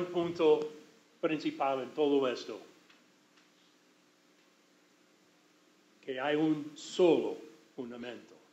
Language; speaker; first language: Spanish; non-native, fluent; English